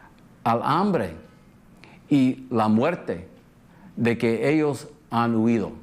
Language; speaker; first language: Spanish; early bilingual, heritage; English